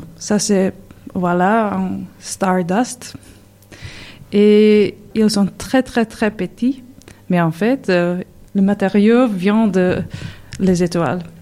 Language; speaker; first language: French; non-native, learner; Serbian